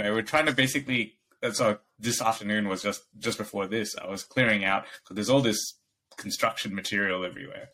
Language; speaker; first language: English; non-native, local second language; Bangla